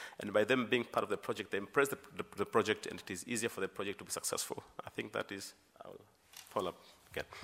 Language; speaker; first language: English; non-native, local second language; Swahili